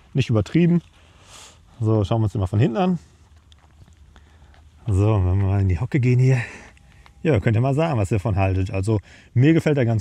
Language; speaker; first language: German; native; German